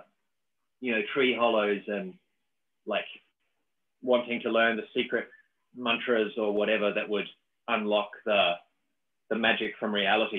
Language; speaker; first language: English; native; English